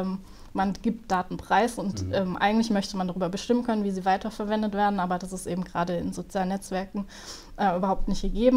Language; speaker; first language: German; native; German